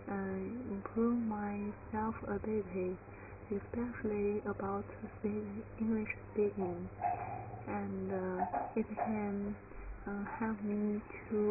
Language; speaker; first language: English; non-native, learner; Chinese